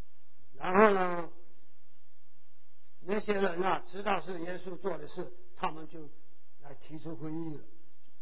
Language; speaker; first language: Chinese; native; Chinese